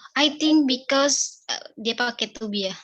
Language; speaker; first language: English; non-native, learner; Indonesian